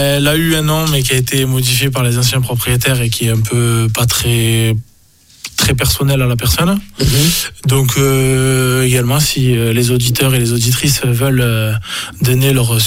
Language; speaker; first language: French; native; French